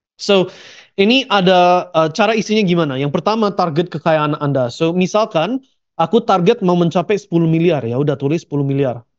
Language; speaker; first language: Indonesian; early bilingual, heritage; Indonesian